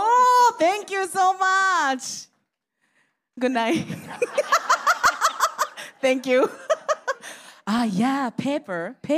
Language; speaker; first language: English; non-native, learner; Japanese